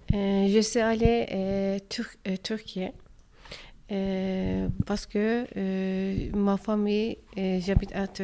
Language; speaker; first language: French; non-native, learner; Turkish